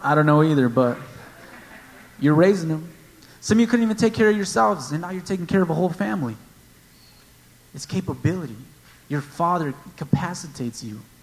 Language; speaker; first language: English; early bilingual, other home language; Spanish